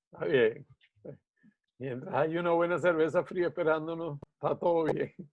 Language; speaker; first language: Spanish; native; Spanish